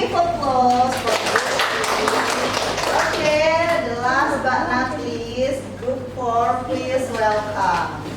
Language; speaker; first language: English; non-native, local second language; Indonesian